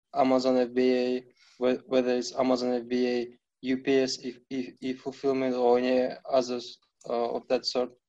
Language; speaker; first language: English; non-native, fluent; Kazakh